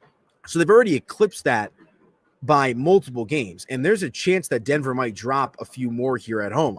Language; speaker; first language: English; native; English